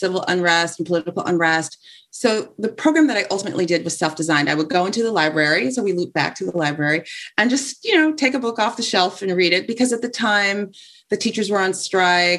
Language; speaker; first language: English; native; English